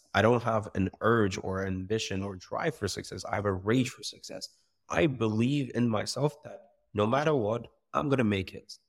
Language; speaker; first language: English; non-native, fluent; Persian